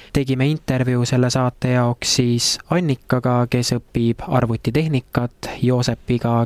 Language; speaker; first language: Estonian; native; Estonian